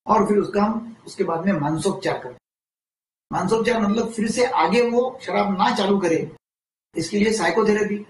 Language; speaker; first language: Hindi; non-native, local second language; Marathi